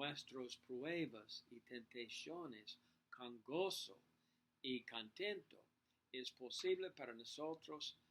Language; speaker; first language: Spanish; non-native, learner; English